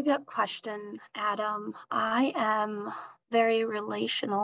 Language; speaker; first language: English; early bilingual, other home language; Somali